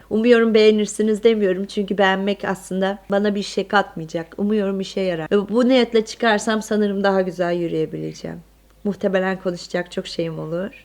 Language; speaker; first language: Turkish; native; Turkish